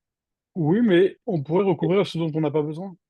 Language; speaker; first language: French; native; French